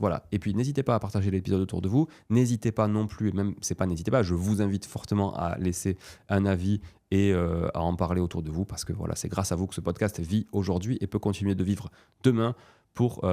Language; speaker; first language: French; native; French